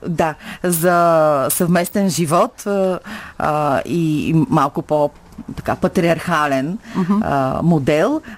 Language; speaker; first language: Bulgarian; native; Bulgarian